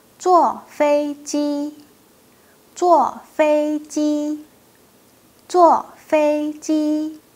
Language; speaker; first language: Chinese; non-native, fluent; Indonesian